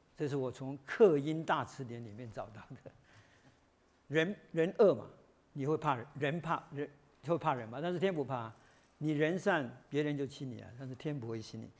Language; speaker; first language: Chinese; native; Chinese